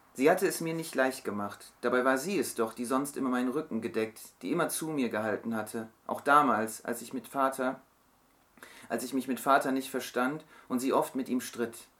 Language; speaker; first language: German; early bilingual, other home language; Turkish